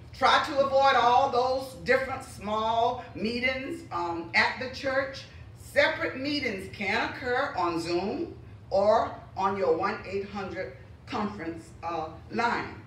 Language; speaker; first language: English; native; English